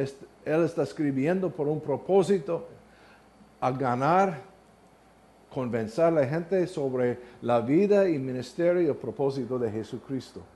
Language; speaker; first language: Spanish; non-native, learner; English